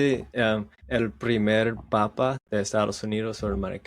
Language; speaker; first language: Spanish; non-native, learner; English